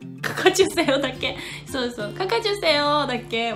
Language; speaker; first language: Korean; non-native, learner; Japanese